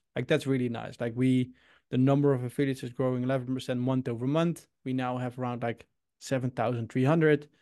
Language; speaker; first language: English; non-native, fluent; Dutch